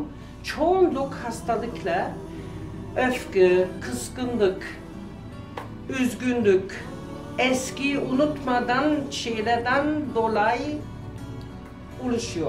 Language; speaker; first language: Turkish; non-native, learner; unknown